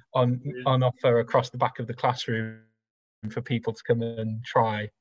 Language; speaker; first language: English; native; English